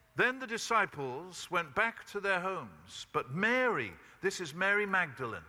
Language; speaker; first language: English; native; English